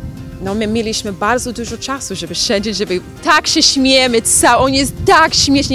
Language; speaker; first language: Polish; non-native, learner; English